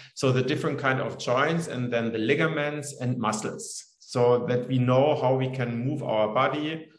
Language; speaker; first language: English; non-native, fluent; German